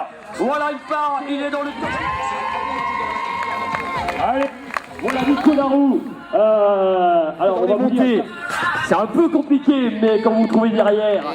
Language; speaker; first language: French; native; French